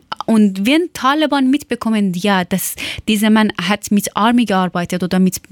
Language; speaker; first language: German; non-native, learner; Persian